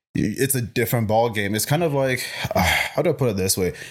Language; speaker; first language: English; non-native, local second language; Yoruba